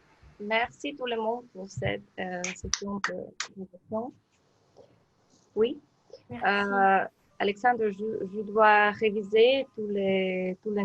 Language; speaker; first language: French; non-native, learner; Russian